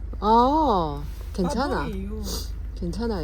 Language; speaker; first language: Korean; early bilingual, heritage; French